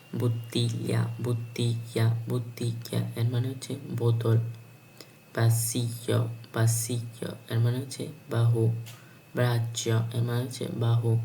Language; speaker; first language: Bangla; native; Bangla